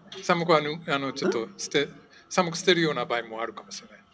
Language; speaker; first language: Japanese; non-native, fluent; English